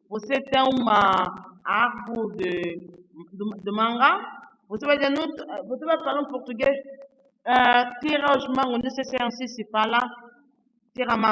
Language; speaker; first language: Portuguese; non-native, learner; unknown